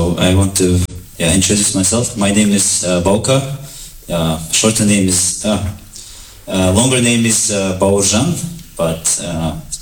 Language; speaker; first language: English; non-native, fluent; Kazakh